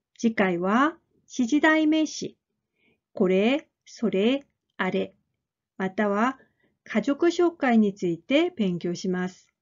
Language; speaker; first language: Japanese; non-native, fluent; Korean